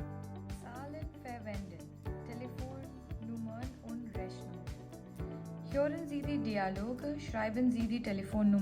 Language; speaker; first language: German; non-native, fluent; Gujarati